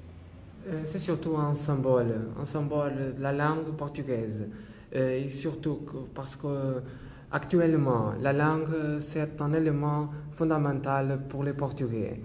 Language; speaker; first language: French; non-native, fluent; Portuguese